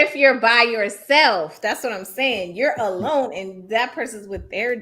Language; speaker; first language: English; native; English